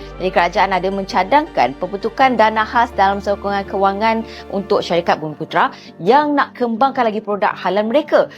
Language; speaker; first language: Malay; native; Malay